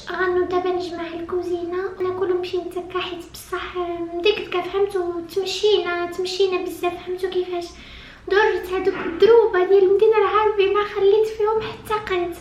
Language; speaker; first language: Arabic; native; Arabic